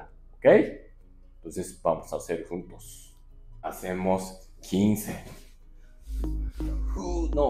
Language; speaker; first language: Spanish; non-native, learner; Japanese